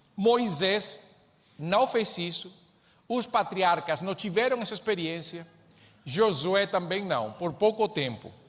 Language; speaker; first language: Portuguese; non-native, fluent; Spanish